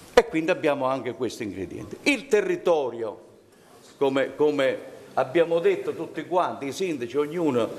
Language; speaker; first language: Italian; native; Italian